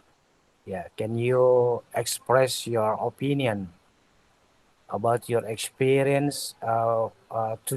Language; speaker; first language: English; non-native, learner; Indonesian